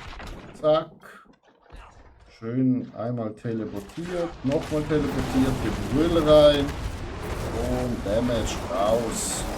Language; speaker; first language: German; native; German